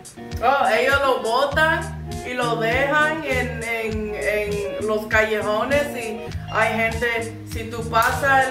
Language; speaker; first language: Spanish; non-native, fluent; English